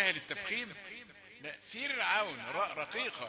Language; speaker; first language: Arabic; native; Arabic